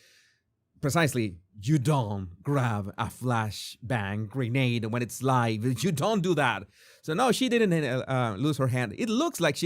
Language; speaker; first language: English; non-native, fluent; Spanish